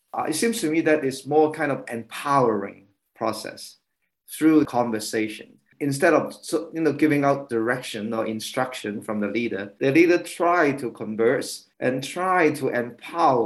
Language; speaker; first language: English; non-native, local second language; Cantonese